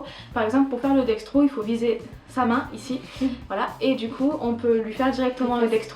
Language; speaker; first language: French; native; French